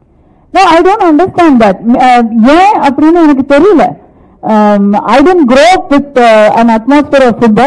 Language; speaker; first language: Tamil; native; Tamil